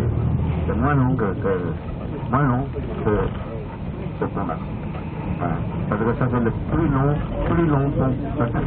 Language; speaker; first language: French; non-native, fluent; Chinese